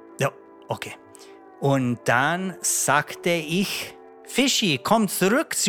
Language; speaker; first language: German; non-native, learner; English